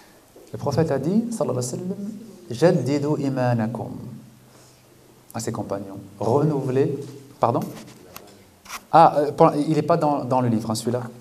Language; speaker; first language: French; native; French